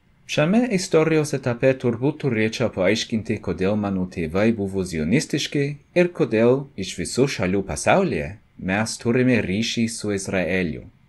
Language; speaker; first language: Lithuanian; non-native, fluent; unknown